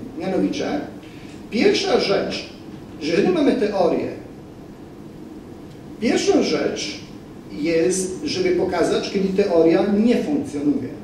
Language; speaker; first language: Polish; non-native, fluent; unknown